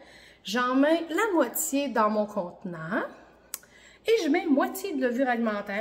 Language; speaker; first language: French; native; French